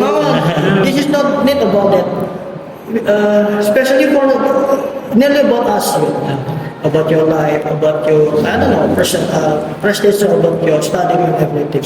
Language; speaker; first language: English; non-native, learner; Indonesian